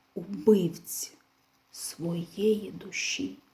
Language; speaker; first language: Ukrainian; non-native, local second language; Russian